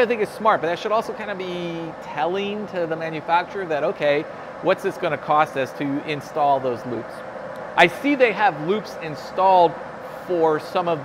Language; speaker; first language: English; native; English